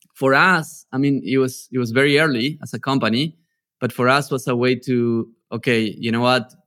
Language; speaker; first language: English; non-native, fluent; Spanish